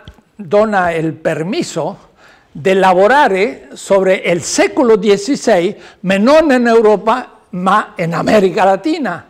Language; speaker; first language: Italian; non-native, learner; Spanish